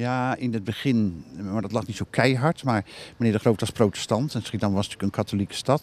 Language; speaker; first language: Dutch; native; Dutch